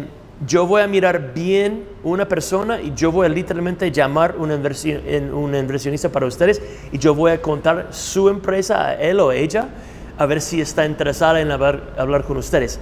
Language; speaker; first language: Spanish; non-native, fluent; English